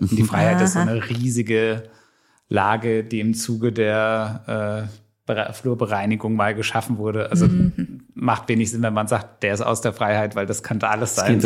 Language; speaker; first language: German; native; German